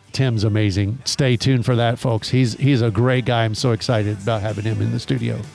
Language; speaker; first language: English; native; English